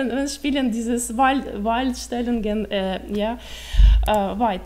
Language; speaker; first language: German; non-native, learner; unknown